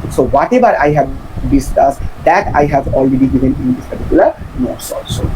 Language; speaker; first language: English; non-native, local second language; Bangla